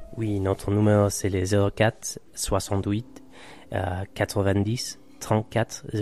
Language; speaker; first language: French; non-native, fluent; Spanish